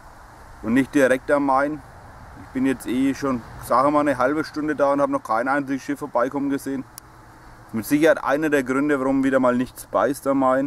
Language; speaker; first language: German; native; German